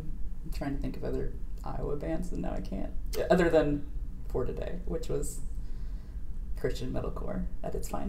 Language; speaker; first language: English; native; English